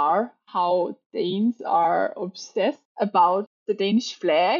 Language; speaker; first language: English; non-native, fluent; German